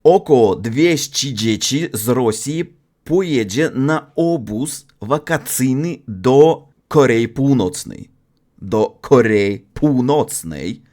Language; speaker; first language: Polish; non-native, fluent; Russian